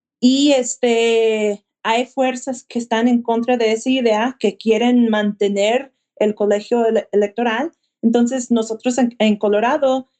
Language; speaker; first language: Spanish; early bilingual, heritage; Spanish